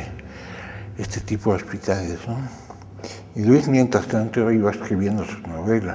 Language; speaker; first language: Spanish; early bilingual, other home language; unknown